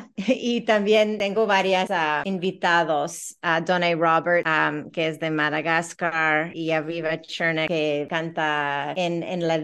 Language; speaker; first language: Spanish; early bilingual, heritage; Spanish